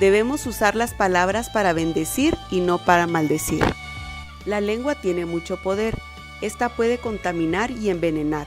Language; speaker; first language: Spanish; native; Spanish